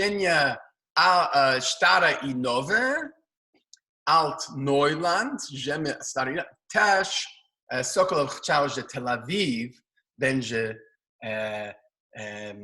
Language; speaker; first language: Polish; non-native, learner; Hebrew